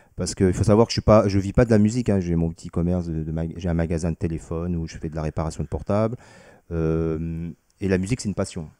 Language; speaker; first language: French; early bilingual, other home language; Vietnamese